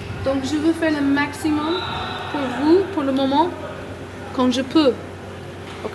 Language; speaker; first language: French; non-native, learner; English